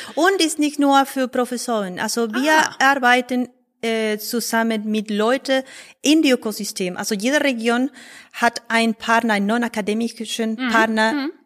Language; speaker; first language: German; non-native, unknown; Spanish